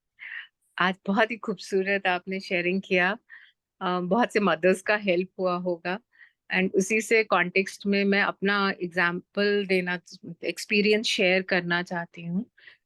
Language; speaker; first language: Hindi; native; Hindi